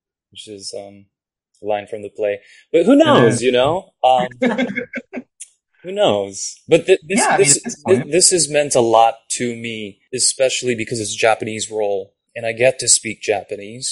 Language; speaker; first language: English; non-native, fluent; Japanese